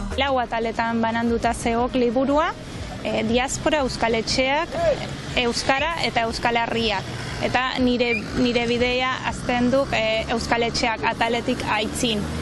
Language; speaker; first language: Basque; non-native, fluent; Spanish